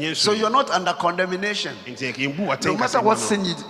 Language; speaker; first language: English; non-native, local second language; Ga